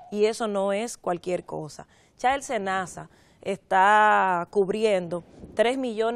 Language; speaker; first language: Spanish; native; Spanish